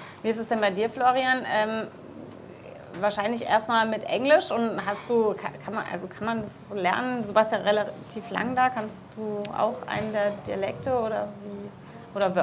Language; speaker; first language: German; native; German